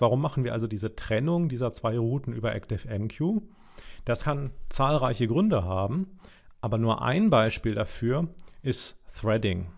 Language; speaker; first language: German; native; German